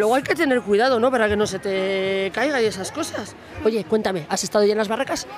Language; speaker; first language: Spanish; native; Spanish